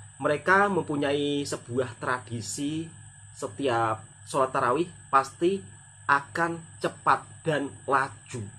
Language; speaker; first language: Indonesian; native; Indonesian